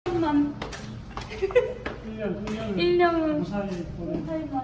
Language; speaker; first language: Korean; non-native, fluent; Japanese